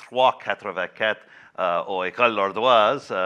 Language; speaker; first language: French; non-native, local second language; English